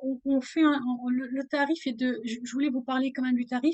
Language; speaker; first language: French; native; French